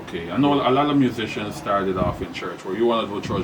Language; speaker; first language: English; native; English